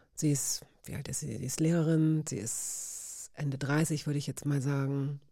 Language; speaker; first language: German; native; German